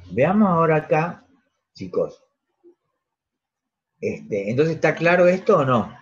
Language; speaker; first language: Spanish; native; Spanish